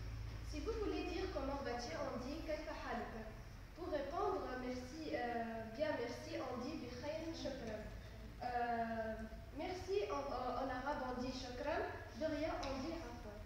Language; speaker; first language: French; non-native, local second language; Arabic